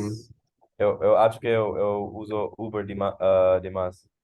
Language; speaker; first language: Portuguese; non-native, learner; English